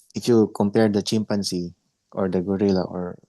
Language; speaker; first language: English; non-native, local second language; Filipino